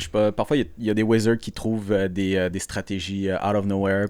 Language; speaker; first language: French; native; French